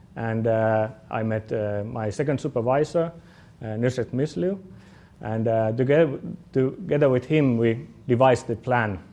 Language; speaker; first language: English; non-native, fluent; Finnish